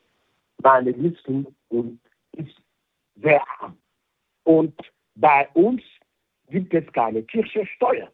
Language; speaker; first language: German; non-native, fluent; French